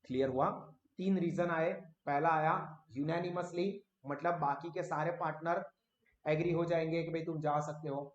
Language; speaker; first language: Hindi; non-native, local second language; Gujarati